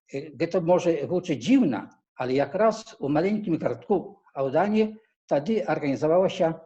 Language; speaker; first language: Polish; non-native, learner; Belarusian